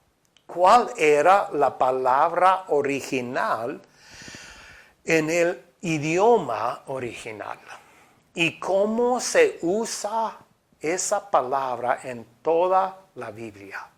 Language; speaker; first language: Spanish; non-native, fluent; English